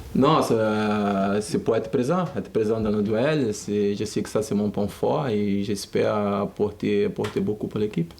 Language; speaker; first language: French; non-native, learner; Portuguese